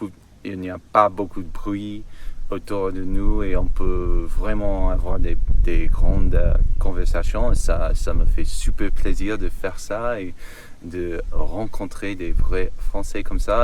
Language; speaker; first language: French; non-native, learner; English